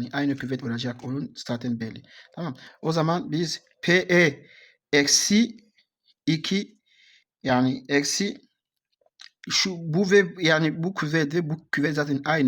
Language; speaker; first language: Turkish; non-native, learner; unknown